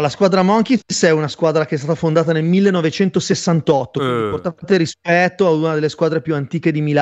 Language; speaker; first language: Italian; native; Italian